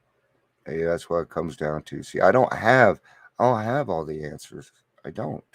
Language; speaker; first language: English; native; English